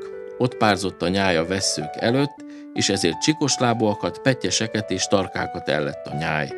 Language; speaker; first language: Hungarian; native; Hungarian